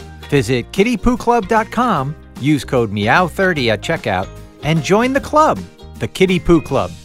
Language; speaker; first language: English; native; English